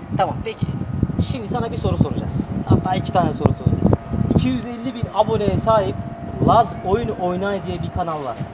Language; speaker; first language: Turkish; native; Turkish